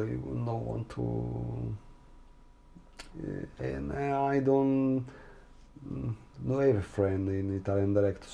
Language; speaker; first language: English; non-native, learner; Italian